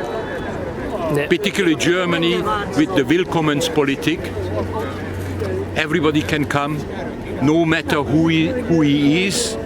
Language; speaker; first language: English; non-native, fluent; Hungarian